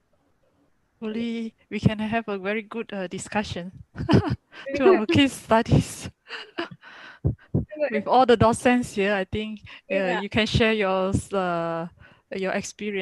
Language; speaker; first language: English; non-native, local second language; Malay